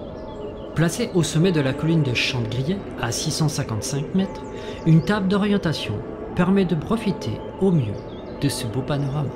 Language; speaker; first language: French; native; French